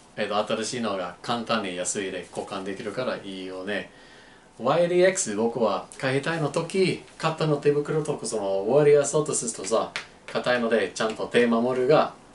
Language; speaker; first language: Japanese; non-native, learner; English